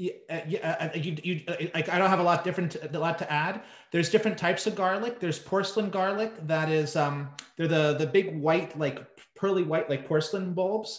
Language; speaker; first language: English; native; English